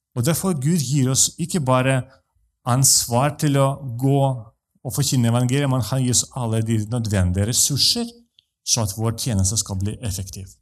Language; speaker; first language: Norwegian; non-native, fluent; Russian